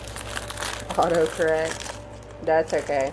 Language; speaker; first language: English; native; English